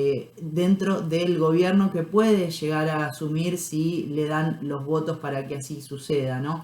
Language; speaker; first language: Spanish; native; Spanish